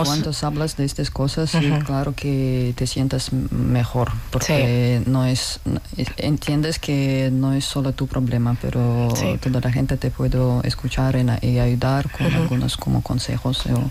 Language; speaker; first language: Spanish; non-native, fluent; Russian